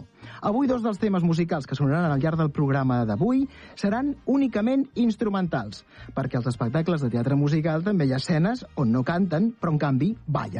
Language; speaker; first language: Catalan; native; Catalan